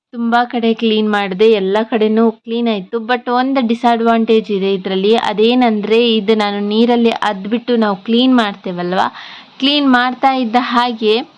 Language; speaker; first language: Kannada; non-native, local second language; Tulu